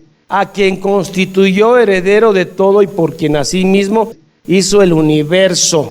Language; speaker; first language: Spanish; native; Spanish